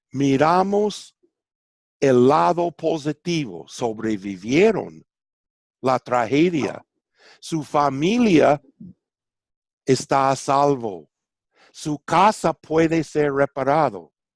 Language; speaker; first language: Spanish; non-native, fluent; English